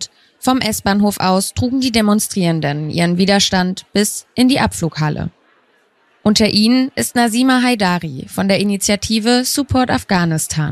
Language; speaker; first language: German; native; German